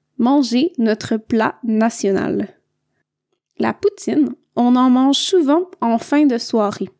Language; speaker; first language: French; native; French